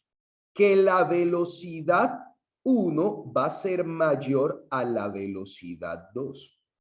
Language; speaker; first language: Spanish; native; Spanish